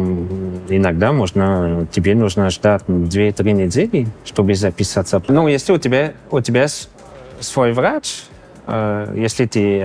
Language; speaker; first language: Russian; non-native, fluent; English